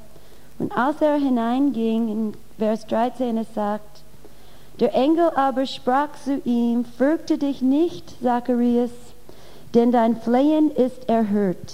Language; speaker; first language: German; non-native, fluent; English